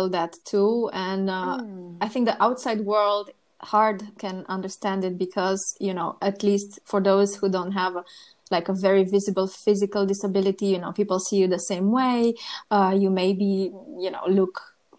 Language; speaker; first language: English; non-native, fluent; Romanian